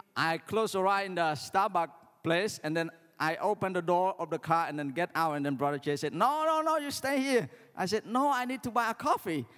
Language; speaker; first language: English; non-native, learner; Khmer